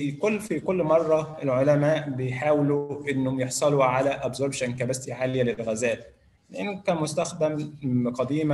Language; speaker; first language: Arabic; native; Arabic